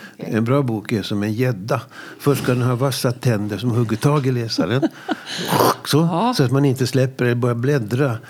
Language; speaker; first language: Swedish; native; Swedish